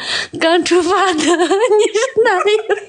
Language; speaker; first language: Chinese; non-native, local second language; Tibetan